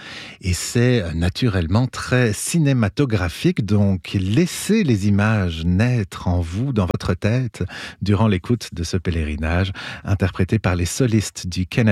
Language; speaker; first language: French; native; French